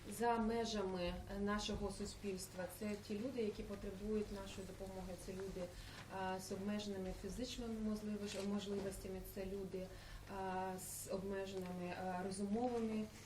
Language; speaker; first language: Ukrainian; non-native, learner; German